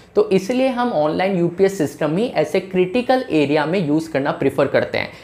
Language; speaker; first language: Hindi; native; Hindi